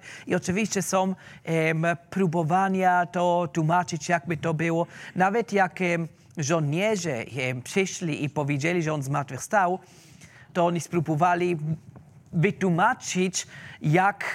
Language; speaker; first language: Polish; non-native, learner; German